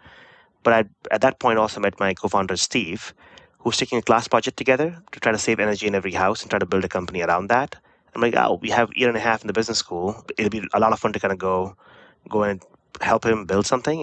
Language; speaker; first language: English; non-native, local second language; Hindi